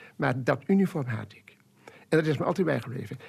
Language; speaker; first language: Dutch; native; Dutch